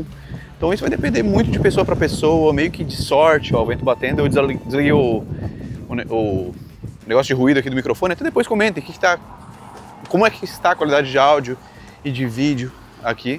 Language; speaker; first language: Portuguese; native; Portuguese